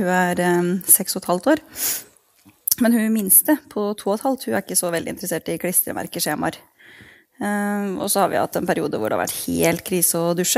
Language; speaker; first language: Norwegian; native; Norwegian